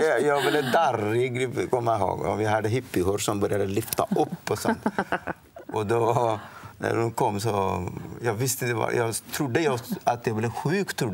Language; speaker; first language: Swedish; non-native, fluent; Odia